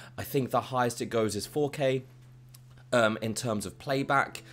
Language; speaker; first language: English; native; English